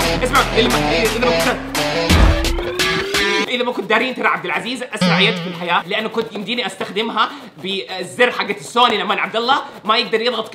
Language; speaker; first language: Arabic; native; Arabic